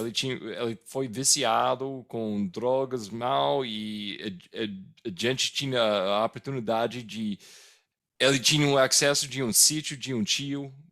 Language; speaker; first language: Portuguese; non-native, fluent; English